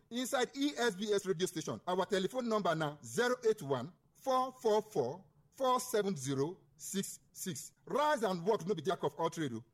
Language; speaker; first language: Nigerian Pidgin; non-native, local second language; Igbo